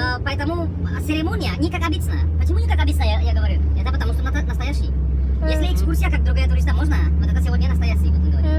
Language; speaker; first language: Russian; non-native, learner; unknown